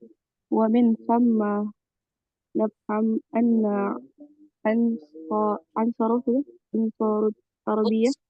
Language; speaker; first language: Arabic; non-native, learner; Indonesian